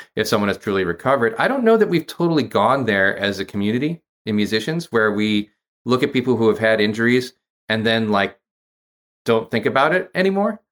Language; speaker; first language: English; native; English